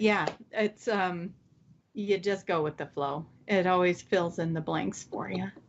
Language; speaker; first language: English; native; English